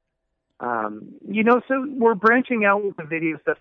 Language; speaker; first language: English; native; English